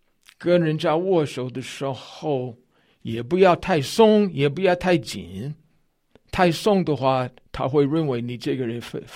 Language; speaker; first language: Chinese; non-native, fluent; English